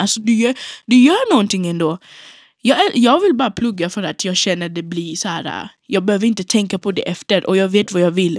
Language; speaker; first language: Swedish; non-native, local second language; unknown